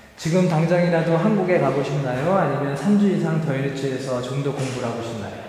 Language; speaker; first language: Korean; native; Korean